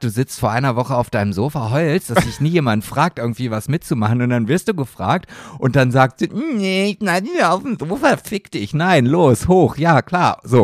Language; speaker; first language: German; native; German